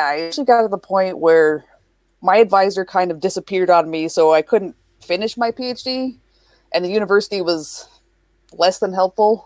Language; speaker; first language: English; native; English